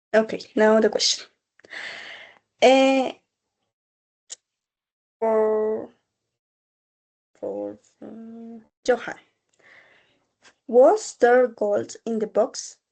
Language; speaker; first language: English; non-native, learner; Spanish